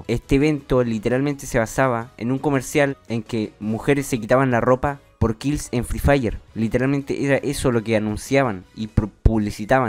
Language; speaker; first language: Spanish; native; Spanish